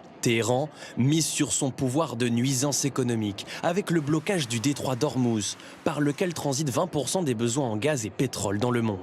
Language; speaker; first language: French; native; French